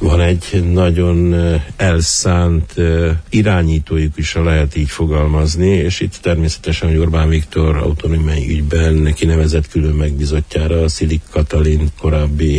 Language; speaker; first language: Hungarian; native; Hungarian